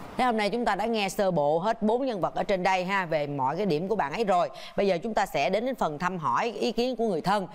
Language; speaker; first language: Vietnamese; native; Vietnamese